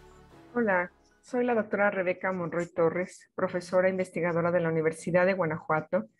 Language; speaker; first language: Spanish; native; Spanish